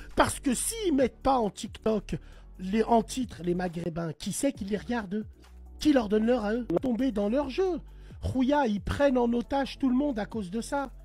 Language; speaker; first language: French; native; French